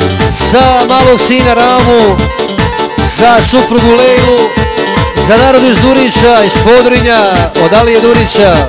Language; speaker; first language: Bosnian; native; Bosnian